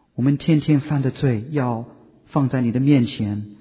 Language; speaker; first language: Chinese; non-native, fluent; English